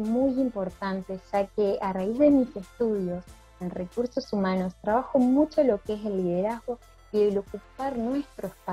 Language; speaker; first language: Spanish; native; Spanish